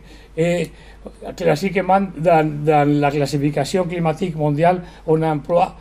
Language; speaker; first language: French; non-native, learner; Spanish